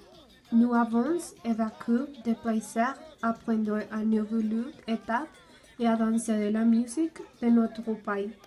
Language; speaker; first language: French; non-native, learner; Spanish